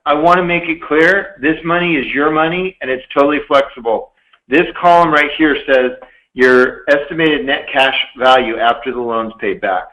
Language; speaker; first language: English; native; English